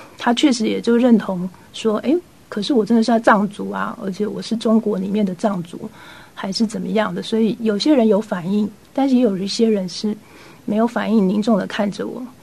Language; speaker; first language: Chinese; native; Chinese